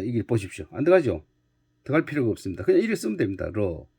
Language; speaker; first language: Korean; native; Korean